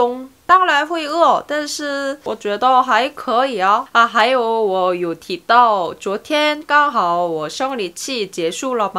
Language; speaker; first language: Chinese; non-native, fluent; Korean